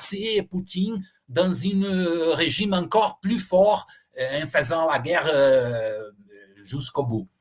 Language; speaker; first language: French; non-native, fluent; Portuguese